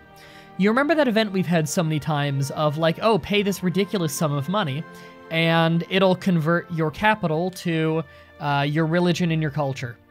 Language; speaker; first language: English; native; English